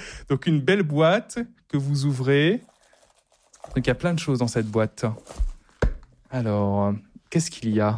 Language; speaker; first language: French; native; French